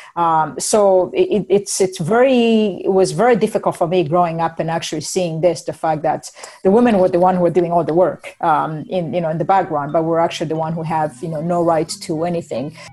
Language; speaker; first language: English; non-native, fluent; Rundi